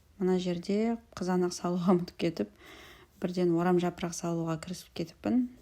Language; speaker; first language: Kazakh; native; Kazakh